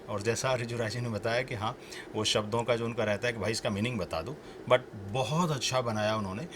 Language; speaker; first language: Hindi; native; Hindi